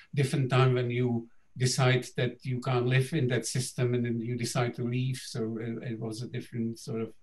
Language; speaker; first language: English; non-native, fluent; Czech